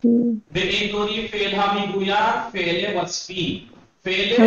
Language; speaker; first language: Persian; non-native, fluent; Urdu